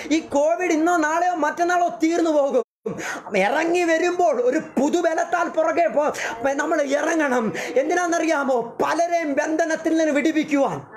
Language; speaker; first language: Malayalam; early bilingual, heritage; Malayalam